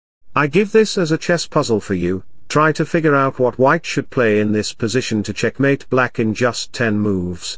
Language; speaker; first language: English; non-native, local second language; Hindi